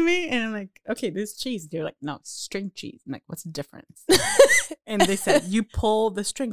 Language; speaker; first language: English; non-native, fluent; Portuguese